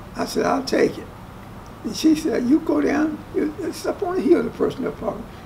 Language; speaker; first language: English; native; English